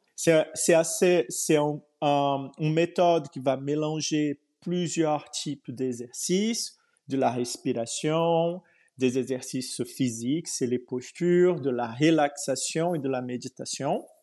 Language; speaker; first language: French; non-native, fluent; Portuguese